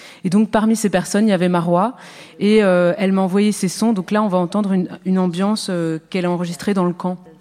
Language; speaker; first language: French; native; French